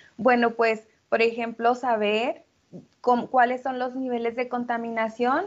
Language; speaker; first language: Spanish; native; Spanish